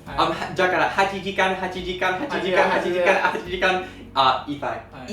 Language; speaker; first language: Japanese; non-native, learner; English